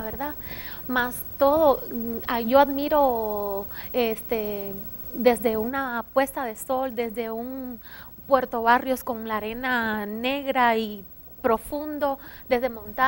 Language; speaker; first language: Spanish; native; Spanish